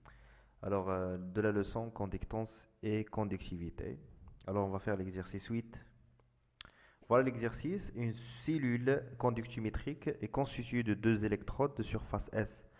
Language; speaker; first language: French; non-native, local second language; Arabic